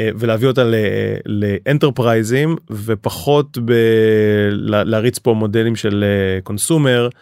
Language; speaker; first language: Hebrew; native; Hebrew